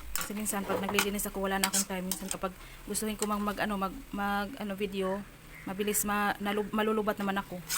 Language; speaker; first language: Filipino; native; Filipino